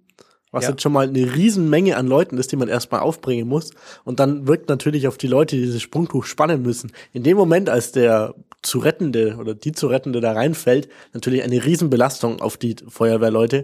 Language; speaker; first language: German; native; German